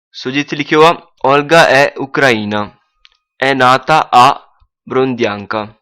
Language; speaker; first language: Italian; non-native, fluent; Punjabi